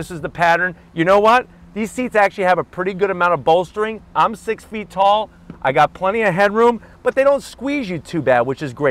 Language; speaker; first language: English; native; English